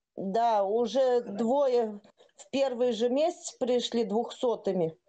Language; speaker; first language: Russian; native; Russian